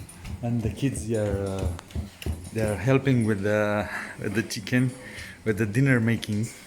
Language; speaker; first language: English; non-native, learner; Romanian